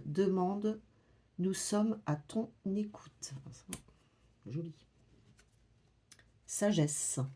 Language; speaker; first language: French; native; French